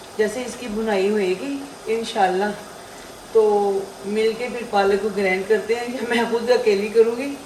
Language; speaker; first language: Urdu; non-native, local second language; Punjabi